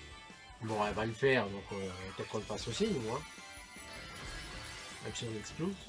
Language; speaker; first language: French; native; French